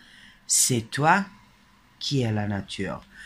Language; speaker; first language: French; non-native, fluent; Serbian